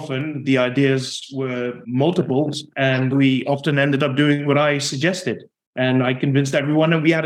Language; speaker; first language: English; non-native, fluent; Dutch